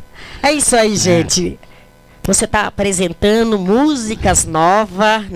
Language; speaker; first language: Portuguese; native; Portuguese